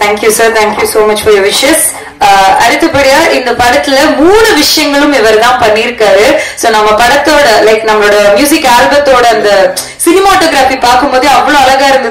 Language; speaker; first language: Tamil; native; Tamil